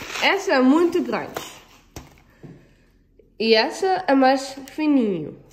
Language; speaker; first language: Portuguese; non-native, learner; Dutch